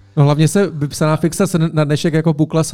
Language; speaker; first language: Czech; native; Czech